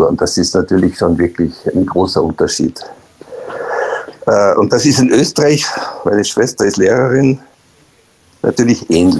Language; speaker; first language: German; native; German